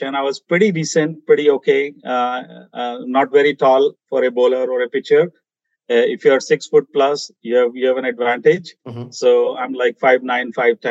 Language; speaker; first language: English; non-native, local second language; Hindi